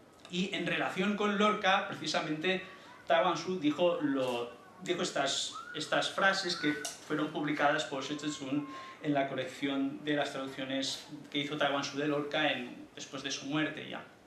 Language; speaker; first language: Spanish; native; Spanish